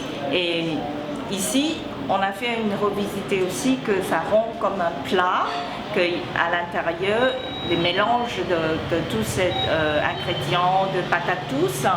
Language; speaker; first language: French; non-native, fluent; Chinese